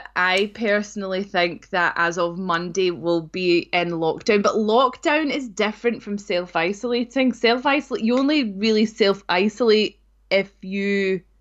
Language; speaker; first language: English; native; English